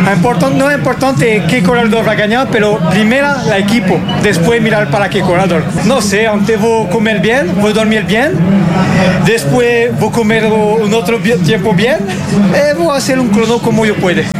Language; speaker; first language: Spanish; non-native, learner; French